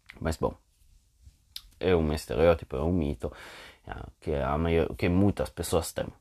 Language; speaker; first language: Portuguese; non-native, fluent; Italian